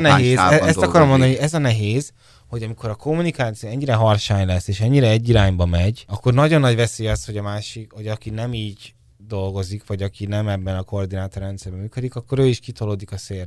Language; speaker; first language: Hungarian; native; Hungarian